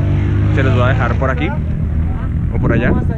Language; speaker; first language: Spanish; native; Spanish